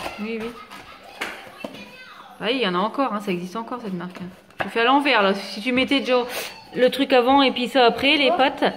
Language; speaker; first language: French; native; French